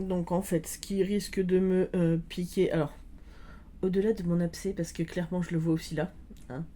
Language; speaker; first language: French; native; French